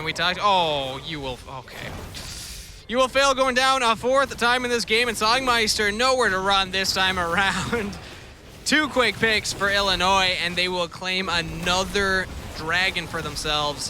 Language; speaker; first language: English; native; English